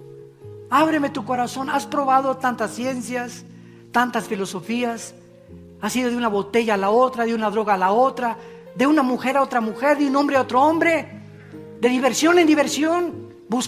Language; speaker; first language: Spanish; native; Spanish